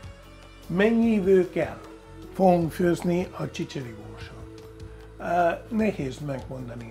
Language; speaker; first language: Hungarian; non-native, fluent; Spanish